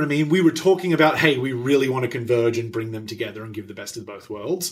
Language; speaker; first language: English; native; English